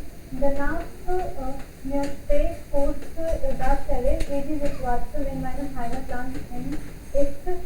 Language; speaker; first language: German; non-native, learner; Hindi